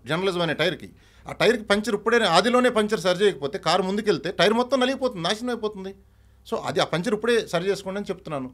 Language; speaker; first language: Telugu; native; Telugu